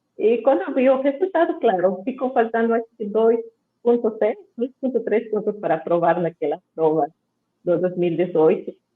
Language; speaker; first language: Portuguese; non-native, fluent; Spanish